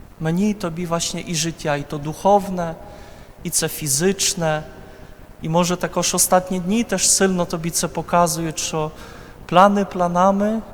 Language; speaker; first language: Ukrainian; non-native, fluent; Polish